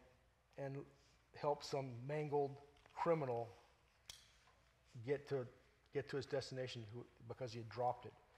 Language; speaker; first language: English; native; English